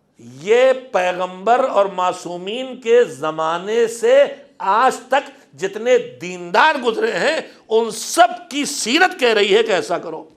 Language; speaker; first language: Urdu; native; Urdu